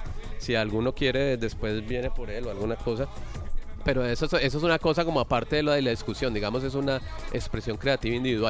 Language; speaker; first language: Spanish; native; Spanish